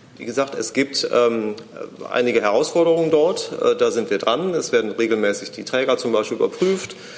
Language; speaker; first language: German; native; German